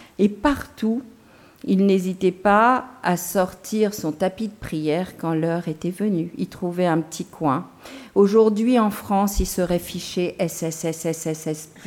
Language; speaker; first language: French; non-native, local second language; Gujarati